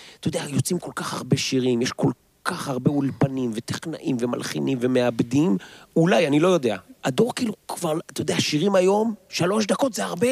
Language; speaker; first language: Hebrew; native; Hebrew